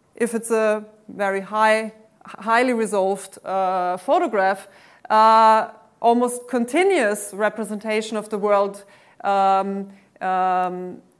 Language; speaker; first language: English; non-native, fluent; German